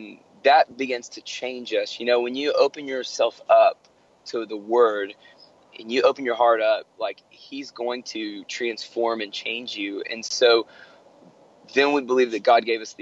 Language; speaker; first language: English; native; English